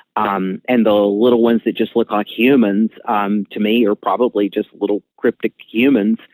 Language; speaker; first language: English; native; English